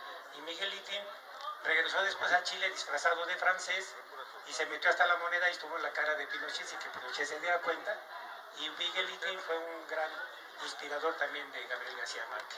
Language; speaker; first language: Spanish; native; Spanish